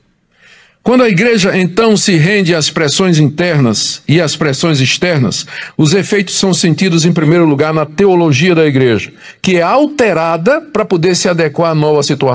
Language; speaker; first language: Portuguese; native; Portuguese